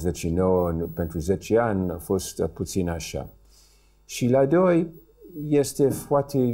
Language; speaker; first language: Romanian; early bilingual, heritage; English